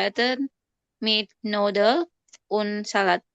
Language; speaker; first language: German; non-native, learner; Indonesian